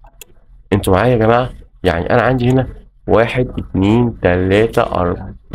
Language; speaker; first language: Arabic; native; Arabic